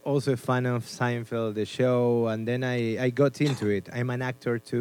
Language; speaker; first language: English; non-native, fluent; Spanish